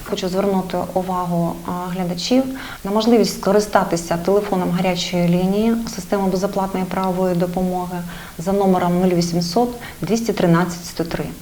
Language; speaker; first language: Ukrainian; native; Ukrainian